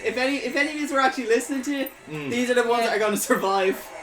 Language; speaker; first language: English; native; English